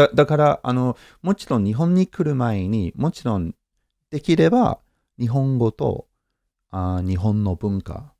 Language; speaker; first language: Japanese; non-native, fluent; English